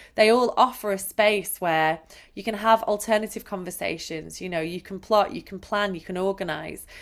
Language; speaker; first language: English; native; English